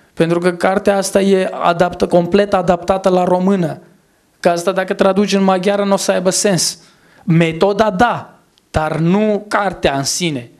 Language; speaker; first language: Romanian; non-native, fluent; Armenian